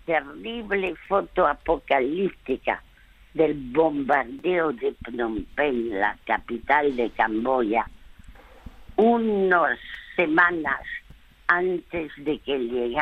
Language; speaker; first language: Spanish; early bilingual, other home language; French